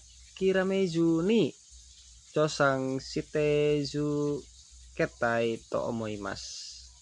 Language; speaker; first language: Japanese; non-native, learner; Indonesian